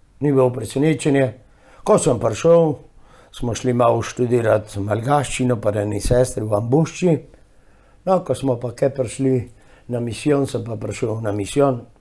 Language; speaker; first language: Slovenian; early bilingual, heritage; Slovenian